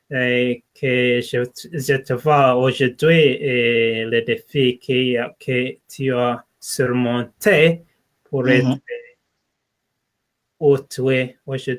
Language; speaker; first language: French; non-native, learner; English